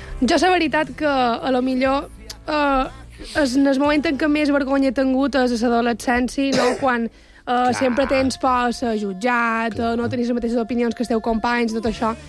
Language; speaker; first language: Catalan; native; Catalan